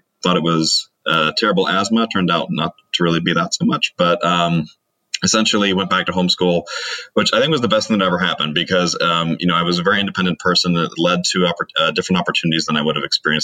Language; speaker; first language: English; native; English